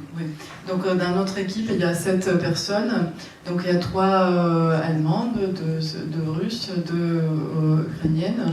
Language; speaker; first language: French; non-native, fluent; Russian